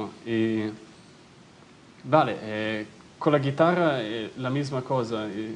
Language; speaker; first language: Spanish; non-native, fluent; Italian